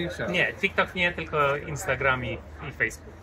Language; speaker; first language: Polish; early bilingual, heritage; English